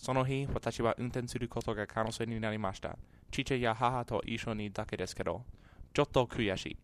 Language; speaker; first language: Japanese; non-native, learner; English